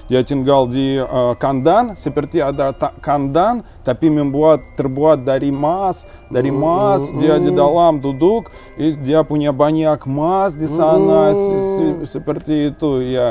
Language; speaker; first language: Indonesian; non-native, learner; Russian